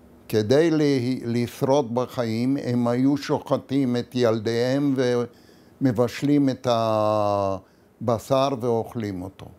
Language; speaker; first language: Hebrew; non-native, fluent; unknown